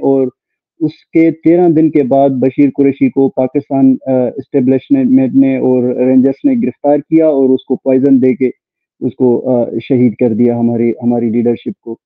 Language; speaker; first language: Urdu; non-native, local second language; Sindhi